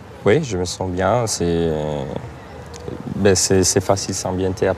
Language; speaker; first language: French; non-native, fluent; Italian